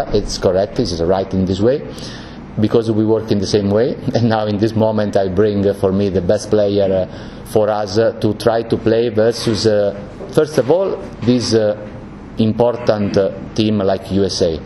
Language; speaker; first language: English; non-native, learner; Italian